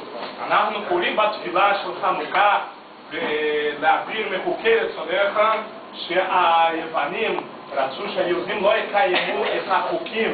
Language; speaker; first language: Hebrew; non-native, fluent; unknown